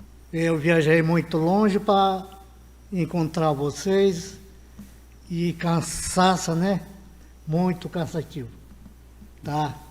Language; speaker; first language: Portuguese; non-native, local second language; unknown